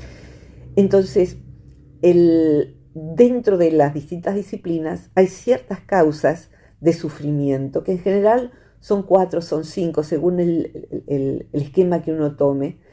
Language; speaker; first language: Spanish; native; Spanish